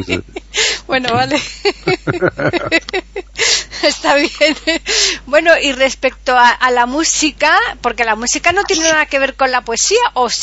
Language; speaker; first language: Spanish; native; Spanish